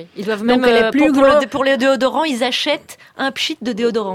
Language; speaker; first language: French; native; French